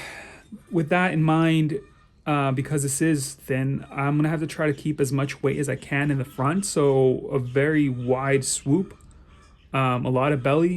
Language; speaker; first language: English; native; English